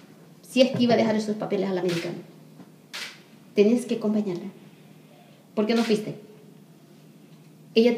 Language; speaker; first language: Spanish; native; Spanish